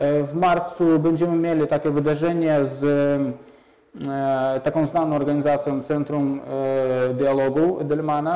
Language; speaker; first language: Polish; non-native, fluent; Russian